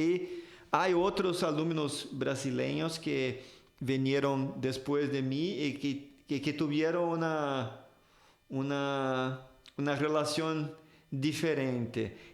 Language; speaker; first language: Spanish; non-native, fluent; Portuguese